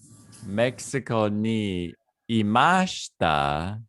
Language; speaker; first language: Japanese; non-native, learner; English